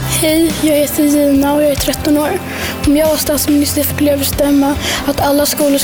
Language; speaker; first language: Swedish; native; Swedish